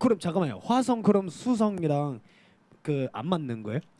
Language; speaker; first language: Korean; non-native, fluent; Cantonese